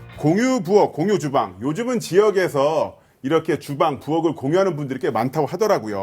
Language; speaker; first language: Korean; native; Korean